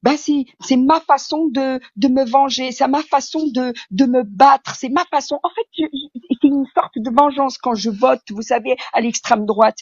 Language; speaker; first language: French; early bilingual, other home language; Riffian